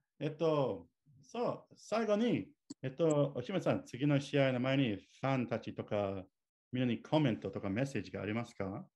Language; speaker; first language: Japanese; non-native, learner; English